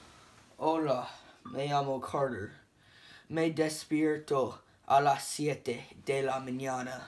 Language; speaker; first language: Spanish; non-native, learner; English